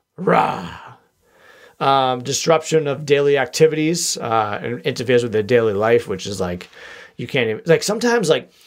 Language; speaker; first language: English; native; English